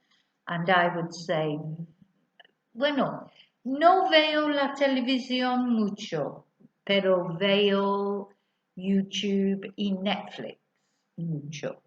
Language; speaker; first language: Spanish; non-native, fluent; English